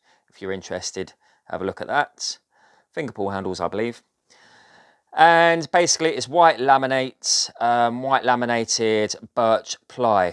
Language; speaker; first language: English; native; English